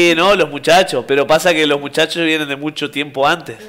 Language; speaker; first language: Spanish; native; Spanish